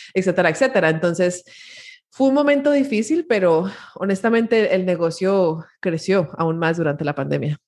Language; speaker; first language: Spanish; early bilingual, heritage; Spanish